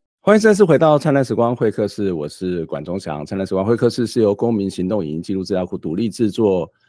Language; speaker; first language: Chinese; native; Chinese